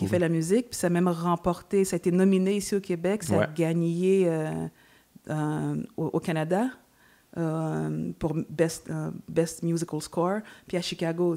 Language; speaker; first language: French; native; French